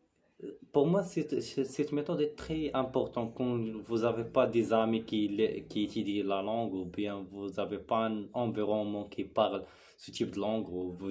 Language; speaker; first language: French; non-native, learner; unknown